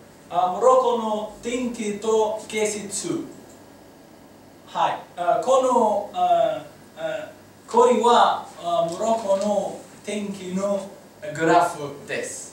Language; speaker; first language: Japanese; non-native, learner; Arabic